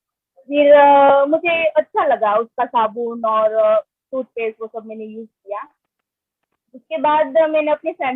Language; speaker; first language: Hindi; non-native, local second language; Gujarati